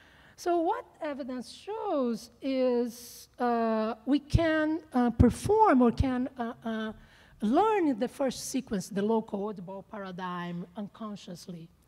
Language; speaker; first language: English; non-native, fluent; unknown